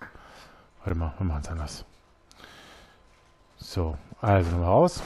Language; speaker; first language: German; native; German